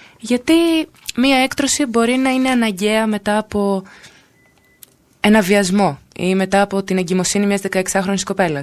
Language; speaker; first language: Greek; native; Greek